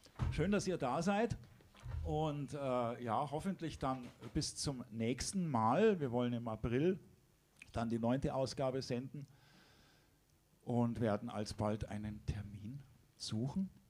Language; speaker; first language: German; native; German